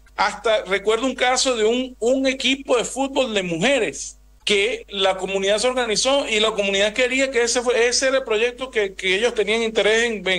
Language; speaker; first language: Spanish; native; Spanish